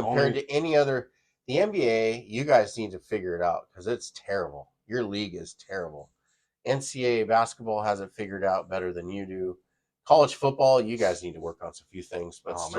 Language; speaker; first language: English; native; English